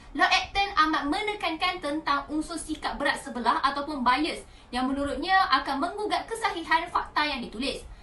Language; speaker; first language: Malay; native; Malay